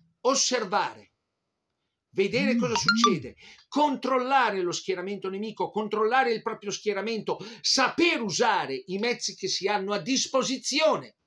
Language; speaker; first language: Italian; native; Italian